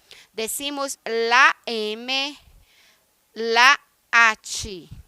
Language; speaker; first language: Spanish; non-native, fluent; Portuguese